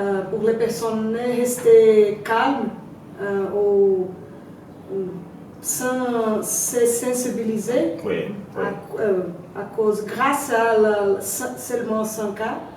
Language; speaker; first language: French; non-native, learner; Portuguese